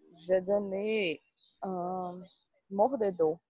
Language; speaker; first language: French; non-native, learner; Portuguese